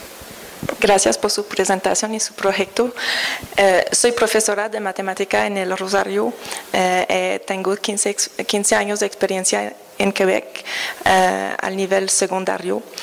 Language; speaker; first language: Spanish; non-native, fluent; French